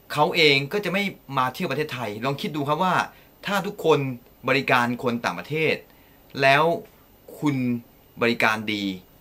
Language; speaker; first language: Thai; non-native, fluent; Japanese